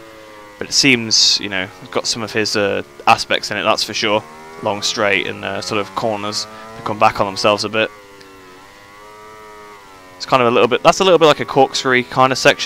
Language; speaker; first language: English; native; English